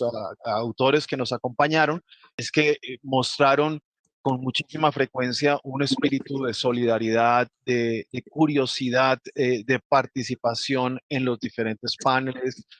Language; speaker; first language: Spanish; native; Spanish